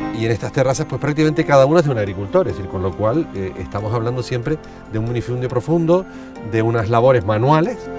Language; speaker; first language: Spanish; native; Spanish